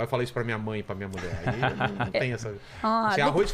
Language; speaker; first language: Portuguese; native; Portuguese